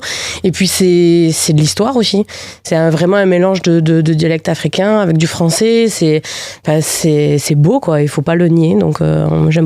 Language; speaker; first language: French; native; French